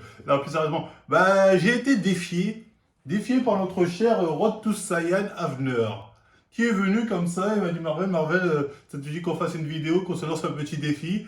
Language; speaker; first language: French; native; French